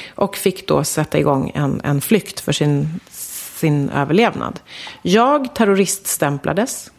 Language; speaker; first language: Swedish; early bilingual, other home language; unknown